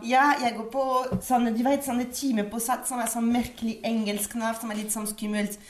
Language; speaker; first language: Norwegian; non-native, fluent; French